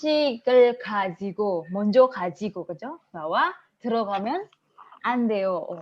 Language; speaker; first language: Korean; non-native, fluent; Indonesian